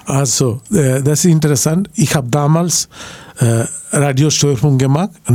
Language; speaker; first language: German; non-native, learner; Bangla